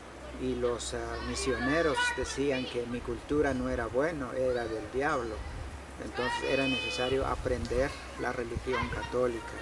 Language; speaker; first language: Spanish; non-native, local second language; Kʼicheʼ